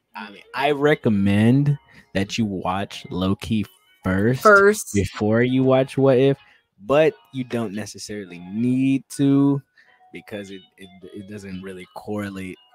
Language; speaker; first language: English; native; English